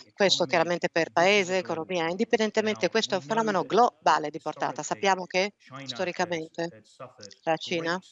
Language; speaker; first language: Italian; non-native, fluent; German